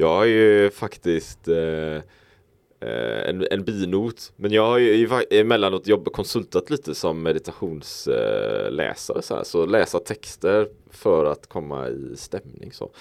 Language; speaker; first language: Swedish; native; Swedish